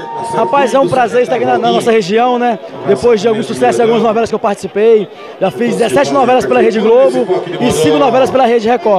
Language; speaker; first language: Portuguese; native; Portuguese